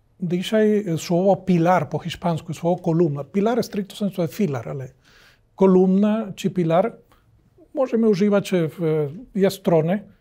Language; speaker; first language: Polish; non-native, learner; Spanish